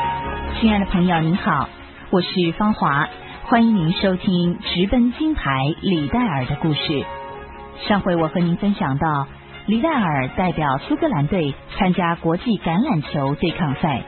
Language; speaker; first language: Chinese; native; Chinese